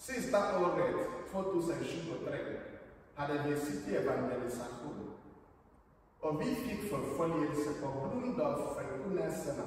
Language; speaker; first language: Swedish; non-native, fluent; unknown